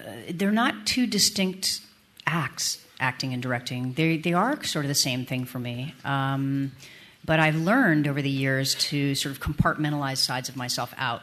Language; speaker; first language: English; early bilingual, other home language; French